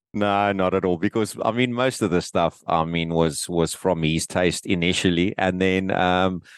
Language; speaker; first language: English; native; English